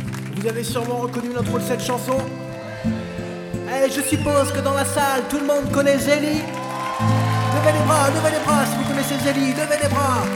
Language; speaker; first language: French; native; French